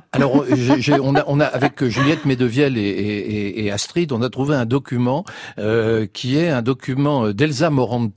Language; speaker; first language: French; native; French